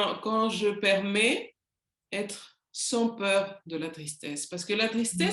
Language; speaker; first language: French; non-native, learner; Spanish